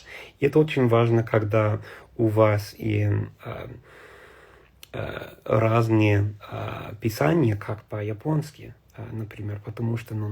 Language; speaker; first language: Russian; non-native, learner; English